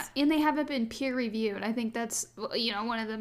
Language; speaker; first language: English; native; English